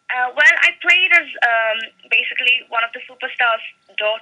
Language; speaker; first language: English; non-native, local second language; Malayalam